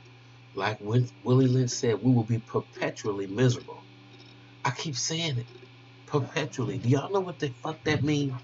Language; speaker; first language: English; native; English